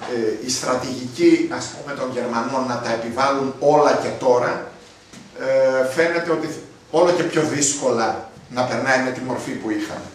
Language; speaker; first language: Greek; native; Greek